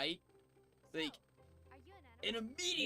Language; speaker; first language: English; native; English